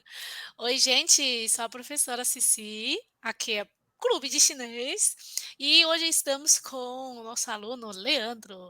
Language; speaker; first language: Portuguese; non-native, fluent; Chinese